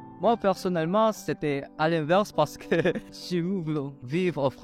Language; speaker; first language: French; non-native, learner; Filipino